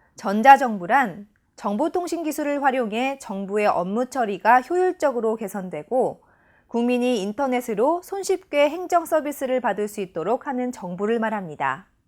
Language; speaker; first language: Korean; native; Korean